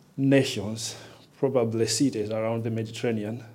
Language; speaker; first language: English; non-native, local second language; Nyanja